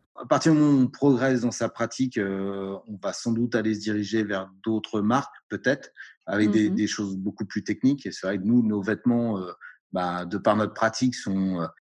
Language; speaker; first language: French; native; French